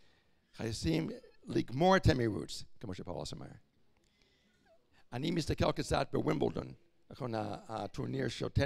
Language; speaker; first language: Hebrew; non-native, fluent; English